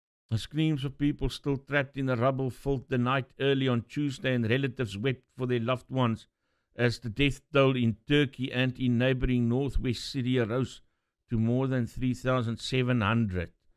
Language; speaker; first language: English; non-native, local second language; Afrikaans